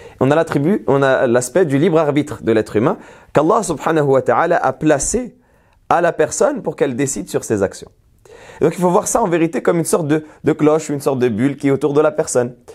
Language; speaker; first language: French; native; French